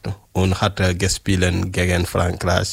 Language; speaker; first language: German; non-native, learner; French